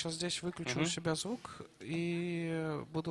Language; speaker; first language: Russian; native; Russian